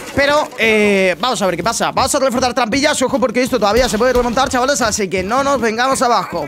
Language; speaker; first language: Spanish; native; Spanish